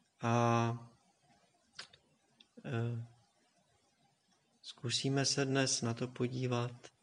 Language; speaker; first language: Czech; native; Czech